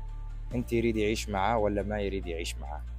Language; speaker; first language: Arabic; non-native, learner; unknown